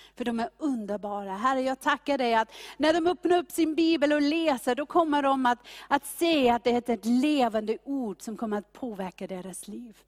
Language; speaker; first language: Swedish; non-native, fluent; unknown